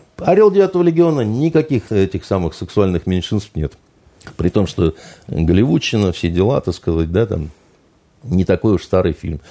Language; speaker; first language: Russian; native; Russian